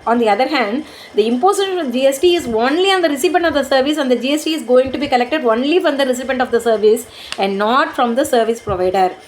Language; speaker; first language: English; non-native, local second language; Tamil